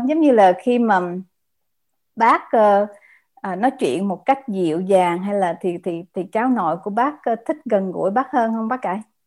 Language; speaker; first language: Vietnamese; native; Vietnamese